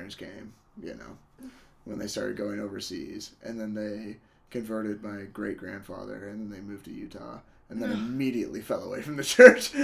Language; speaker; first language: English; early bilingual, other home language; Italian